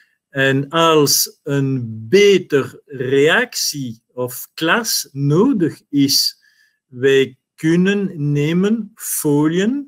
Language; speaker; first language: Dutch; non-native, learner; French